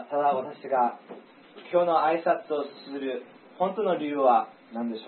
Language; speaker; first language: Japanese; non-native, learner; English